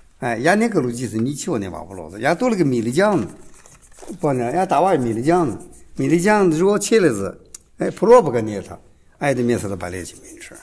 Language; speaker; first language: Russian; non-native, learner; Chinese